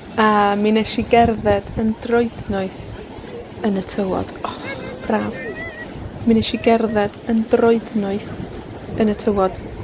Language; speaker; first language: Welsh; native; Welsh